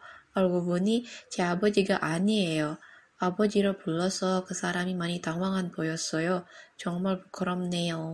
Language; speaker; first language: Korean; non-native, learner; Indonesian